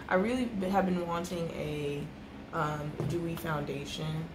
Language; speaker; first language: English; native; English